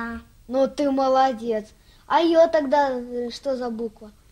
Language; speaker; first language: Russian; native; Russian